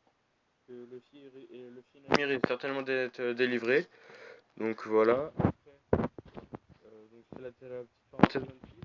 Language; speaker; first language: French; native; French